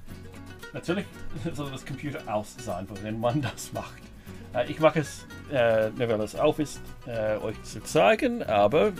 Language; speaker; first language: German; non-native, fluent; English